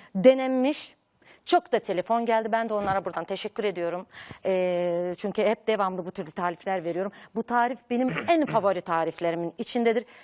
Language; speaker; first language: Turkish; native; Turkish